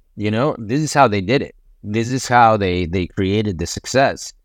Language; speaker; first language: English; non-native, fluent; Spanish